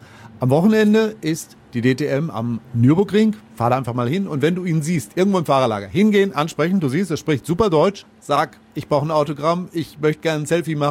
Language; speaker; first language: German; native; German